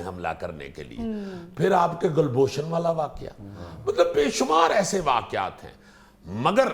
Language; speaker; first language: Urdu; native; Urdu